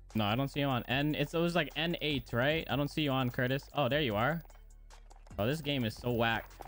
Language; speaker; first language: English; native; English